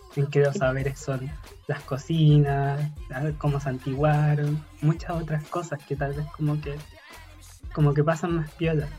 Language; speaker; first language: Spanish; native; Spanish